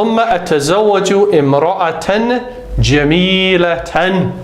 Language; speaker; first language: Arabic; non-native, fluent; English